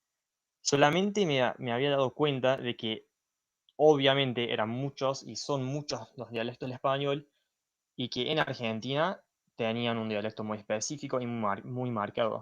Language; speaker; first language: Spanish; non-native, fluent; English